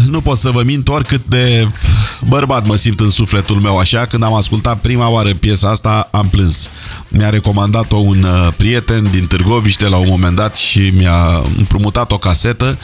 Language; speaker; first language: Romanian; native; Romanian